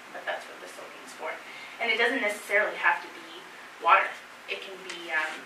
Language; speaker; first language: English; native; English